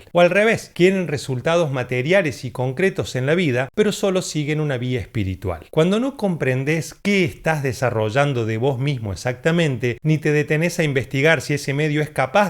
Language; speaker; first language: Spanish; native; Spanish